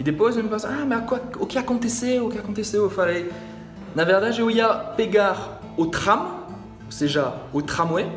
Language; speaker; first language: Portuguese; non-native, fluent; French